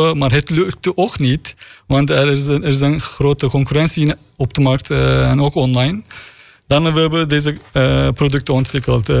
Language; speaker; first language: Dutch; non-native, learner; Turkish